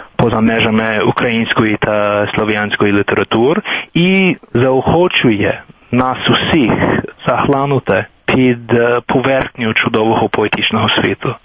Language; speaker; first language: Ukrainian; non-native, fluent; English